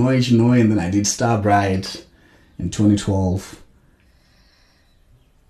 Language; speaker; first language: English; non-native, local second language; Shona